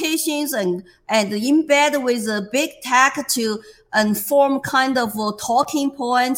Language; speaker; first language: English; non-native, fluent; Chinese